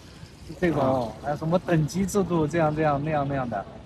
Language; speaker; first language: Chinese; native; Chinese